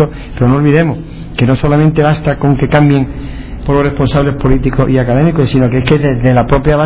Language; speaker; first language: Spanish; native; Spanish